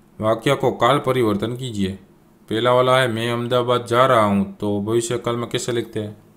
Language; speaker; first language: Hindi; non-native, local second language; Gujarati